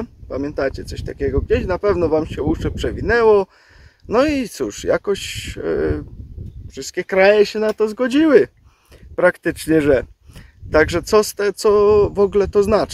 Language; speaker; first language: Polish; native; Polish